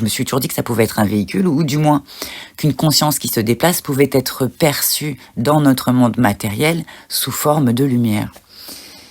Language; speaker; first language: French; native; French